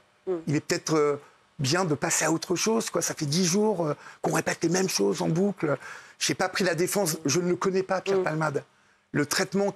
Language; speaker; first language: French; native; French